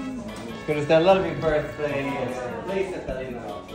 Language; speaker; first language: Swedish; native; Swedish